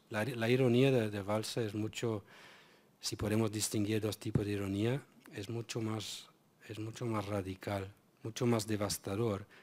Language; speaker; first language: Spanish; non-native, fluent; English